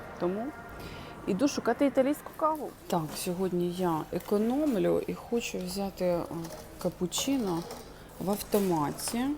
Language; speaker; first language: Ukrainian; non-native, local second language; Russian